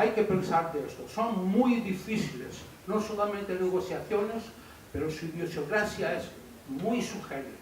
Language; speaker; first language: Spanish; non-native, fluent; Greek